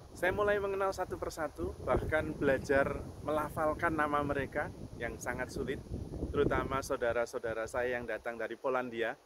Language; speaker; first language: Indonesian; non-native, local second language; Javanese